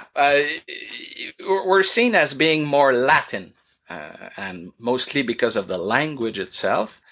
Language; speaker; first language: English; non-native, fluent; French